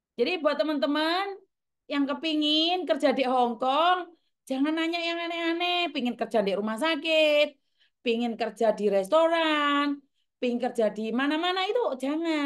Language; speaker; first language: Indonesian; non-native, local second language; Javanese